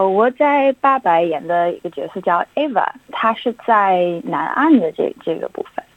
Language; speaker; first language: Chinese; non-native, fluent; English